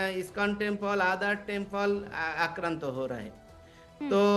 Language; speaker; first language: Hindi; non-native, learner; Bangla